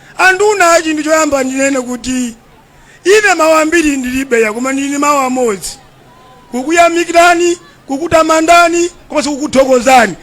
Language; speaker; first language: Nyanja; non-native, local second language; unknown